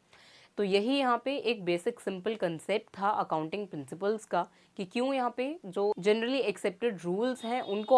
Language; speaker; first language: Hindi; native; Hindi